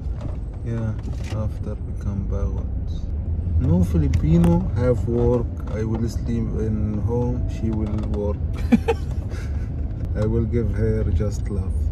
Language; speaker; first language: English; non-native, learner; Arabic